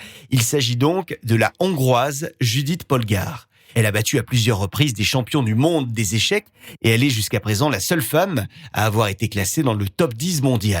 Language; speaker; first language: French; native; French